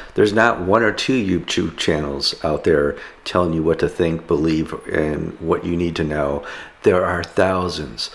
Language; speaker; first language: English; native; English